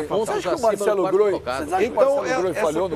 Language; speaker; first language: Portuguese; native; Portuguese